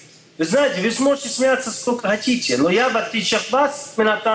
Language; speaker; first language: Russian; non-native, fluent; English